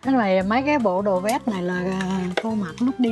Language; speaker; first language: Vietnamese; native; Vietnamese